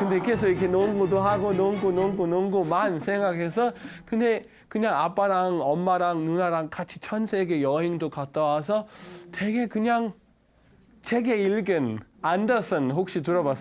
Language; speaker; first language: Korean; non-native, learner; Danish